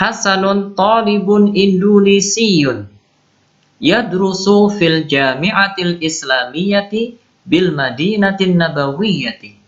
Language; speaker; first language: Arabic; non-native, fluent; Indonesian